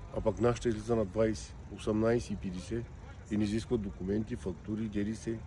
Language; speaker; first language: Bulgarian; native; Bulgarian